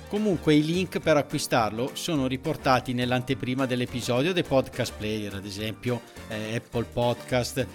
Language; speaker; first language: Italian; native; Italian